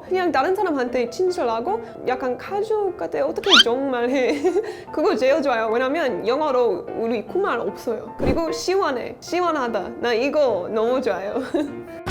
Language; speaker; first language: Korean; non-native, learner; English